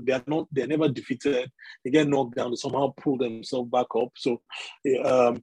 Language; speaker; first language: English; non-native, local second language; Yoruba